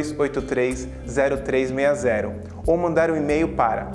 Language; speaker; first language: Portuguese; native; Portuguese